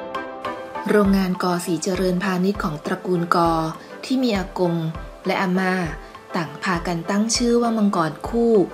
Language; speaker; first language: Thai; native; Thai